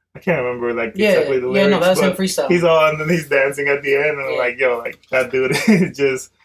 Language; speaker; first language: English; early bilingual, other home language; Spanish